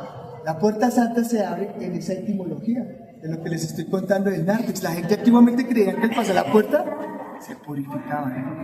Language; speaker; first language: Spanish; native; Spanish